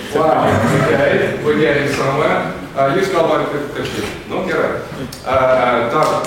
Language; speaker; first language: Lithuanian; non-native, fluent; English